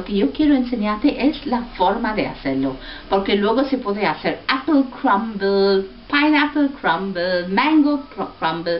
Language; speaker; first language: Spanish; non-native, fluent; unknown